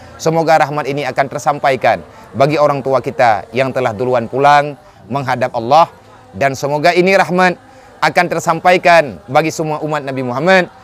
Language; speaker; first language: Indonesian; non-native, local second language; Achinese